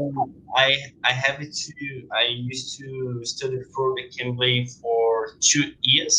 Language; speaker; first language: English; non-native, learner; Portuguese